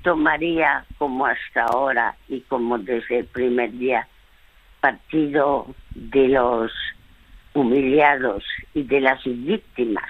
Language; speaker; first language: Spanish; early bilingual, other home language; French